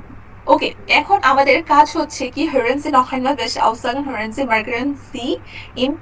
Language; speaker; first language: German; non-native, learner; Bangla